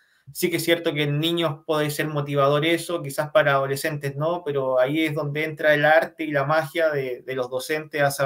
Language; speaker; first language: Spanish; native; Spanish